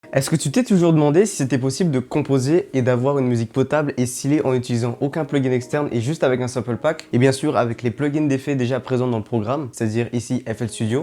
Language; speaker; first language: French; native; French